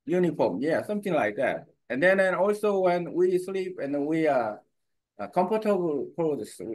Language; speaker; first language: English; non-native, learner; Korean